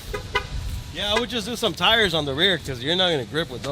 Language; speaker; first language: English; native; English